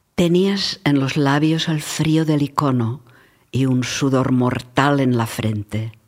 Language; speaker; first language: Spanish; non-native, fluent; Czech